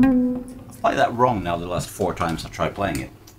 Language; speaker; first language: English; non-native, fluent; Norwegian